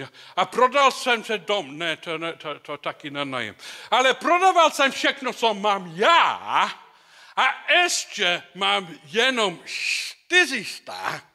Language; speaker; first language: Czech; non-native, learner; English